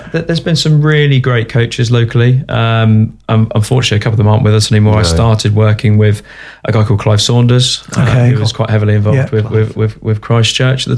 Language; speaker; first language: English; native; English